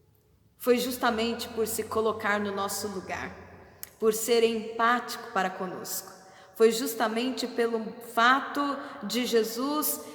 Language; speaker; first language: Portuguese; native; Portuguese